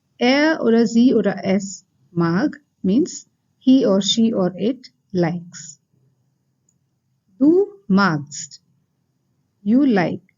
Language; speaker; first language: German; non-native, fluent; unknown